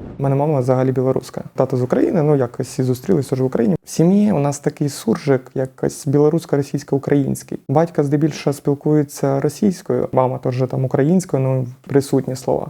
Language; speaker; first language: Ukrainian; non-native, local second language; Russian